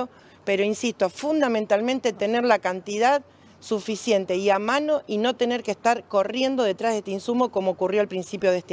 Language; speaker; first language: Spanish; native; Spanish